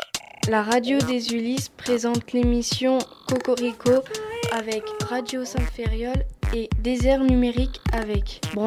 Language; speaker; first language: French; native; French